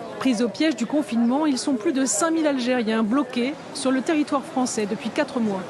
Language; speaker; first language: French; native; French